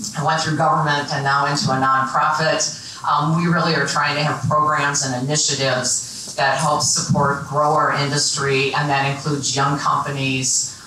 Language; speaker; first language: English; native; English